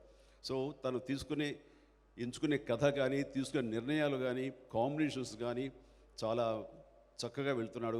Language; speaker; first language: Telugu; native; Telugu